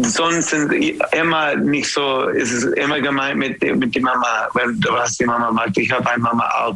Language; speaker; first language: German; non-native, learner; English